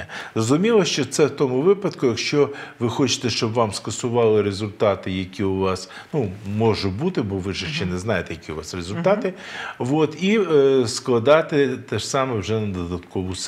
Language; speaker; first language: Ukrainian; native; Ukrainian